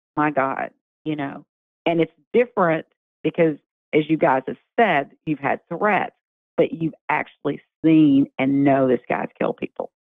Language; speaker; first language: English; native; English